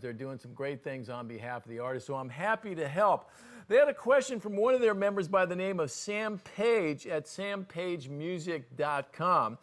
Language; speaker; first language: English; native; English